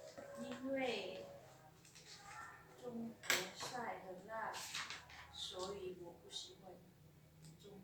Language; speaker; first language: Chinese; non-native, learner; Lao